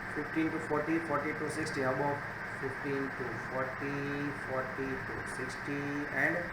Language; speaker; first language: English; non-native, local second language; Gujarati